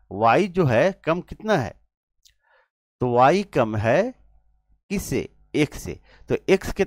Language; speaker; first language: Hindi; native; Hindi